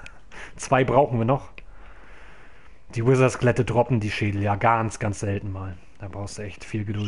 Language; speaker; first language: German; native; German